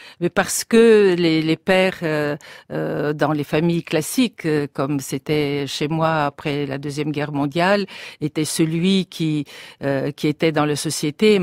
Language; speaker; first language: French; non-native, fluent; Bulgarian